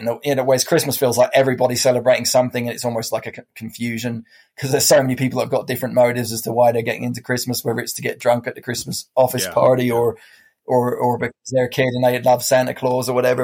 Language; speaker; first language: English; native; English